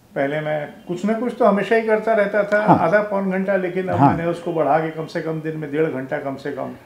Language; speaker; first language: Hindi; native; Hindi